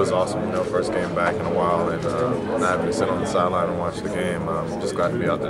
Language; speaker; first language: English; native; English